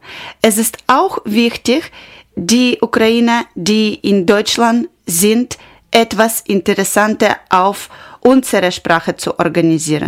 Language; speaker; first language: German; non-native, learner; Ukrainian